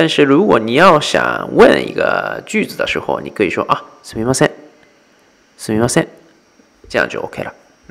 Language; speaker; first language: Chinese; non-native, fluent; Japanese